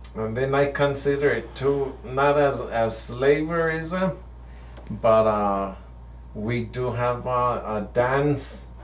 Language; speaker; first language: English; early bilingual, other home language; Spanish